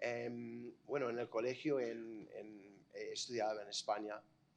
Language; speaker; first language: Spanish; non-native, fluent; English